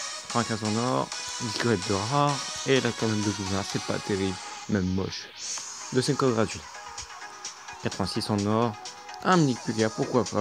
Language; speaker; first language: French; native; French